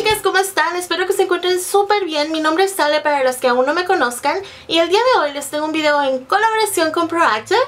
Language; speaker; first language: Spanish; native; Spanish